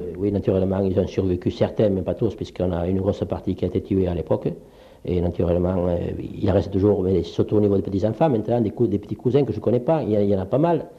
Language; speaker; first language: French; early bilingual, other home language; Polish